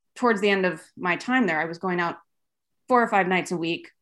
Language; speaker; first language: English; native; English